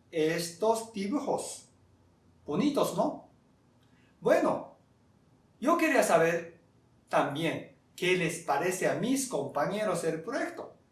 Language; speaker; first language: Spanish; non-native, fluent; Japanese